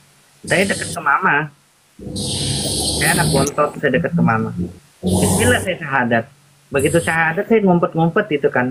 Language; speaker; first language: Indonesian; native; Indonesian